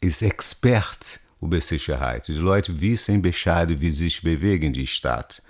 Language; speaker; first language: German; non-native, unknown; Portuguese